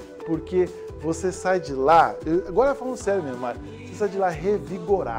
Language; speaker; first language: Portuguese; native; Portuguese